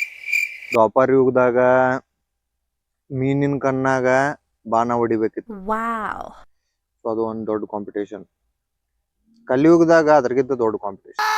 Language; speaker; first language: Kannada; native; Kannada